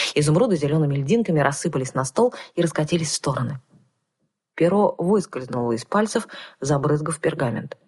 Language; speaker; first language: Russian; native; Russian